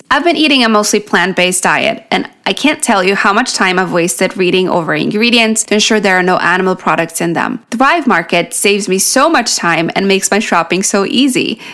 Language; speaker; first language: English; non-native, fluent; Polish